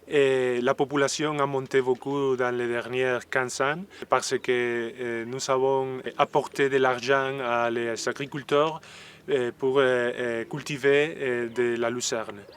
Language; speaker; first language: French; non-native, learner; Spanish